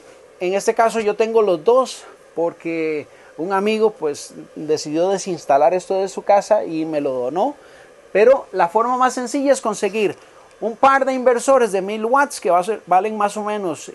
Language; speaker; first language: Spanish; native; Spanish